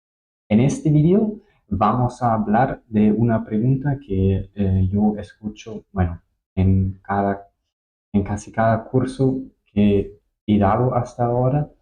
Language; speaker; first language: Spanish; non-native, fluent; German